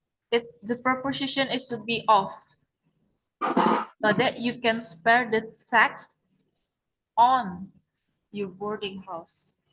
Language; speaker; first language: English; non-native, learner; Indonesian